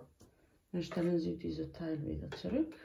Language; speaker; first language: German; non-native, local second language; Bosnian